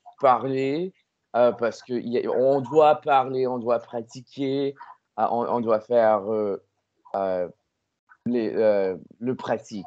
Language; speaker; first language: French; non-native, learner; English